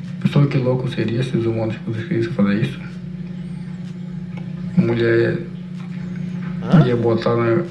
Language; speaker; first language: Portuguese; native; Portuguese